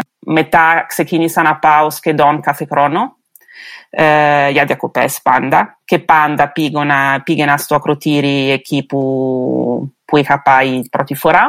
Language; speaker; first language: Greek; non-native, fluent; Italian